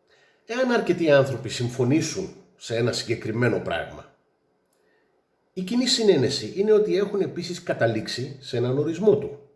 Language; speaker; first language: Greek; native; Greek